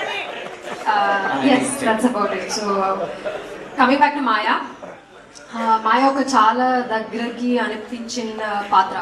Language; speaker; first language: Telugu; non-native, learner; Malayalam